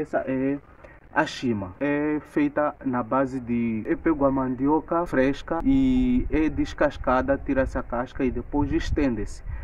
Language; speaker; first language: Portuguese; non-native, local second language; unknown